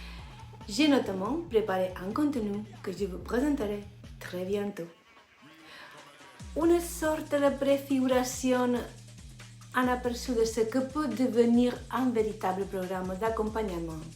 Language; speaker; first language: French; non-native, fluent; Spanish